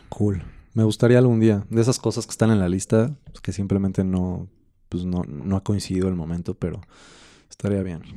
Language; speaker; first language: Spanish; native; Spanish